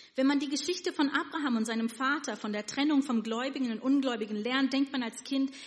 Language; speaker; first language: German; non-native, fluent; Yiddish